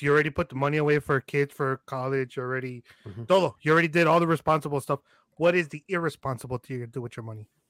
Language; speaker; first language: English; early bilingual, other home language; Spanish